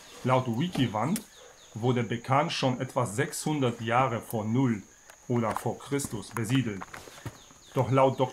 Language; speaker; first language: German; native; German